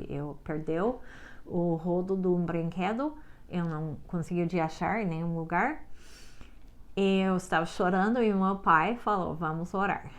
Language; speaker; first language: Portuguese; non-native, learner; English